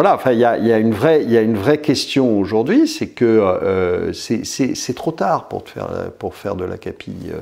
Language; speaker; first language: French; native; French